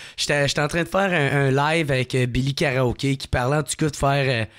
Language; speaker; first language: French; native; French